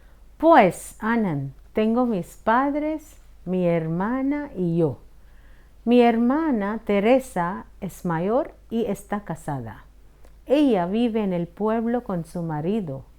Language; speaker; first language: Spanish; non-native, fluent; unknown